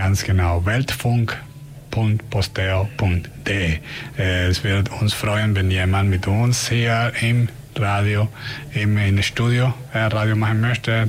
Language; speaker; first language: German; non-native, learner; Spanish